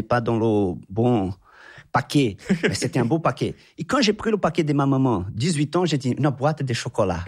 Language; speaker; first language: French; non-native, fluent; Portuguese